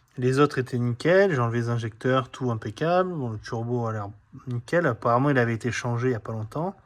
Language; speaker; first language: French; native; French